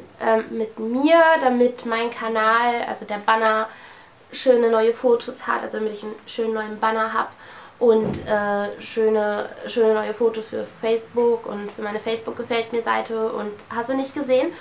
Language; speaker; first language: German; native; German